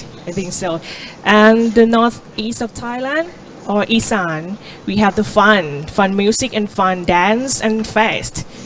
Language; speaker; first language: English; non-native, learner; Thai